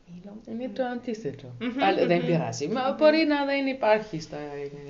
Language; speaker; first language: Greek; non-native, learner; German